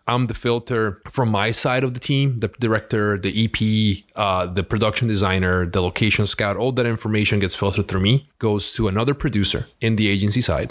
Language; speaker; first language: English; early bilingual, other home language; Spanish